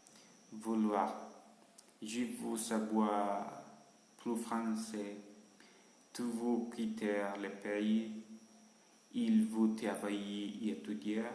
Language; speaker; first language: French; non-native, learner; Spanish